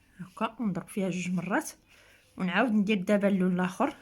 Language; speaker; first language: Arabic; native; Arabic